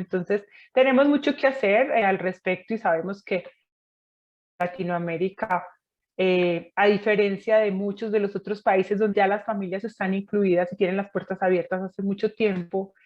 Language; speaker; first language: Spanish; native; Spanish